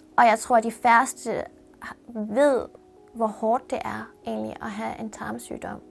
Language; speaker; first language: Danish; early bilingual, other home language; Persian